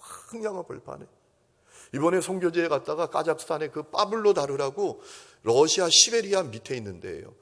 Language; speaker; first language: Korean; native; Korean